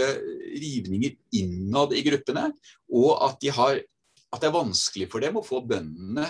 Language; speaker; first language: Norwegian; native; Norwegian